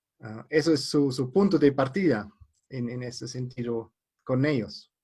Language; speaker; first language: Spanish; non-native, fluent; German